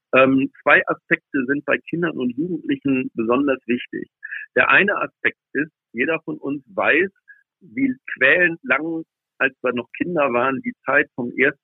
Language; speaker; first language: German; native; German